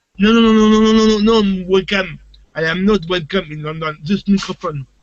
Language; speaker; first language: English; non-native, learner; French